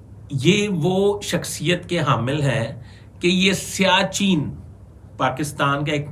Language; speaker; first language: Urdu; native; Urdu